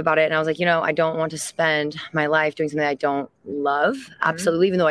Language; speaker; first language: English; early bilingual, other home language; French